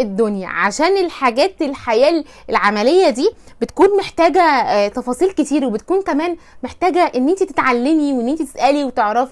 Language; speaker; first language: Arabic; native; Arabic